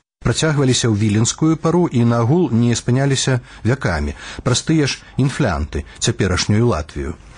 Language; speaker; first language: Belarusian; native; Belarusian